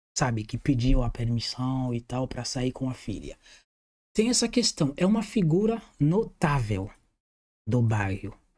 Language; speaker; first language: Portuguese; non-native, fluent; Haitian Creole